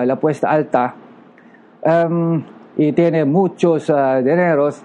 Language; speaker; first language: Spanish; non-native, learner; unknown